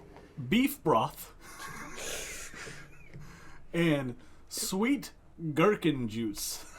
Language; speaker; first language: English; native; English